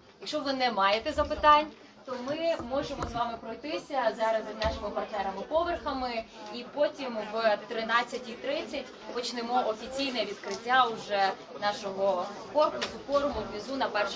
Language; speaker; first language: Ukrainian; native; Ukrainian